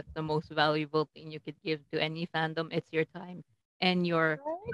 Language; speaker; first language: English; non-native, local second language; Filipino